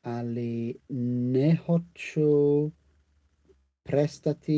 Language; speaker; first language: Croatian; non-native, learner; English